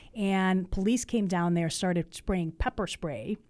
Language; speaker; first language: English; early bilingual, other home language; Spanish